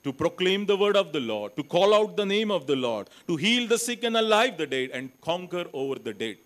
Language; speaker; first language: English; non-native, local second language; Marathi